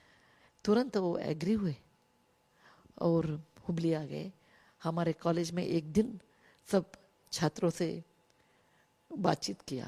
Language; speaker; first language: Hindi; non-native, local second language; Kannada